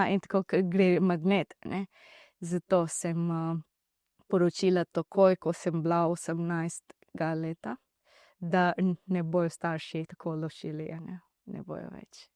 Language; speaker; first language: Slovenian; non-native, learner; Divehi